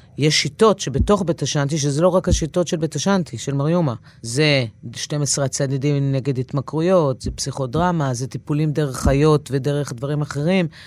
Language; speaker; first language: Hebrew; native; Hebrew